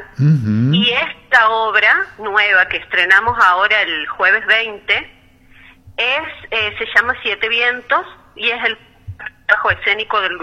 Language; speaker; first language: Spanish; native; Spanish